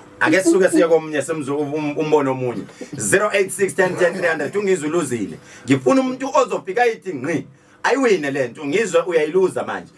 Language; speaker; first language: Zulu; native; Zulu